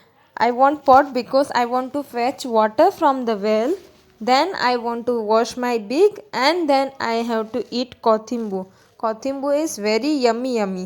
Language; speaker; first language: English; non-native, local second language; Gujarati